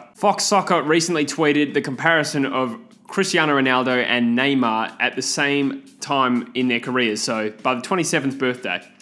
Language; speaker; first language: English; native; English